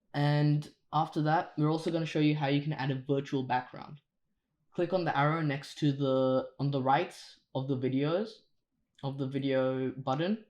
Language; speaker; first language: English; native; English